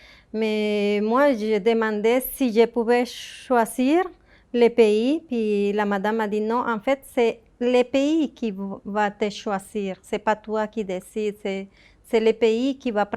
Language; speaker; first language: French; non-native, fluent; Spanish